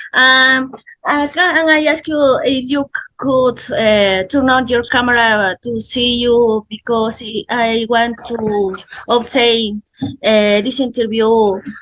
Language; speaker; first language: English; non-native, learner; Spanish